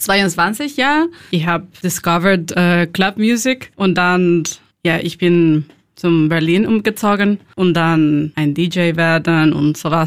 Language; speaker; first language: German; non-native, learner; Spanish